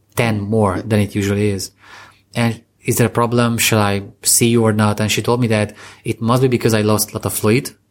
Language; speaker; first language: English; non-native, fluent; Hungarian